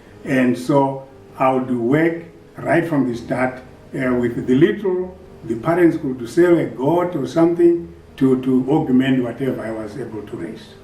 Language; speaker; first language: English; non-native, local second language; Shona